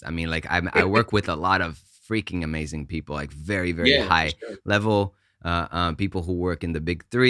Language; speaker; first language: English; non-native, fluent; Hebrew